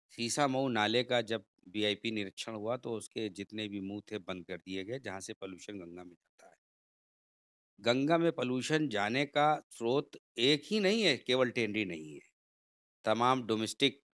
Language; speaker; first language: Hindi; native; Hindi